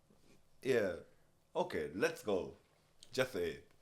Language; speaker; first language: English; non-native, learner; Japanese